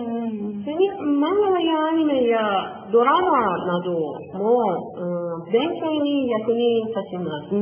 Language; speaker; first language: Japanese; non-native, learner; Persian